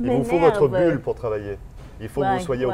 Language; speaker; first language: French; native; French